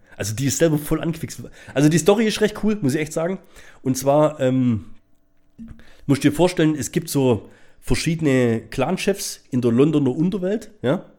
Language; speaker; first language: German; native; German